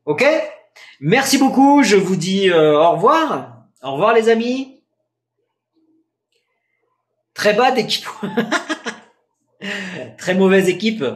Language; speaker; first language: French; non-native, fluent; Spanish